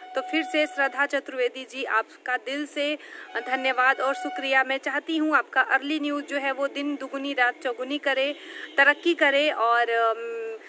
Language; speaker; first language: Hindi; native; Hindi